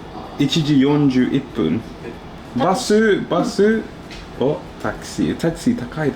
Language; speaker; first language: Japanese; non-native, learner; English